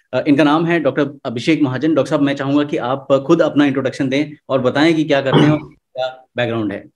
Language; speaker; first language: Hindi; native; Hindi